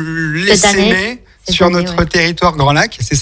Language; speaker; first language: French; native; French